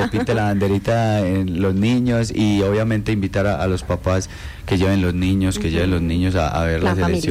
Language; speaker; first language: Spanish; native; Spanish